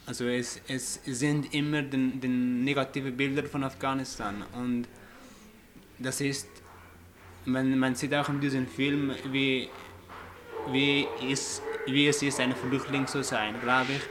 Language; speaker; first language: German; non-native, fluent; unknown